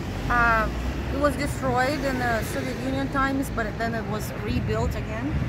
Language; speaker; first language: English; non-native, fluent; Russian